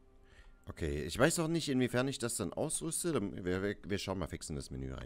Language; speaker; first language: German; native; German